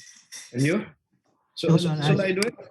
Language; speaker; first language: English; non-native, learner; Malay